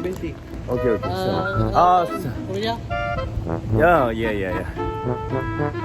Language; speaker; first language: English; non-native, learner; Korean